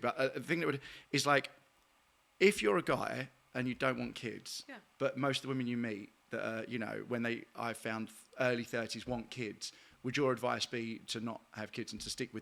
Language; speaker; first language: English; native; English